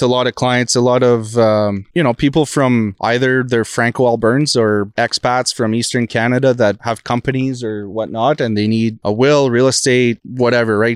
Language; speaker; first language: English; non-native, fluent; French